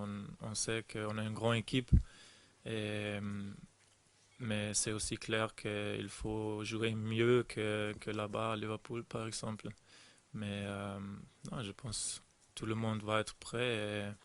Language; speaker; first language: French; non-native, fluent; German